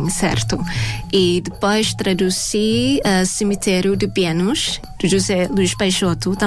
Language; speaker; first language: Portuguese; non-native, fluent; Thai